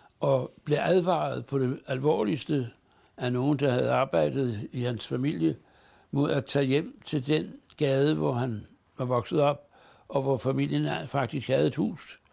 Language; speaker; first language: Danish; native; Danish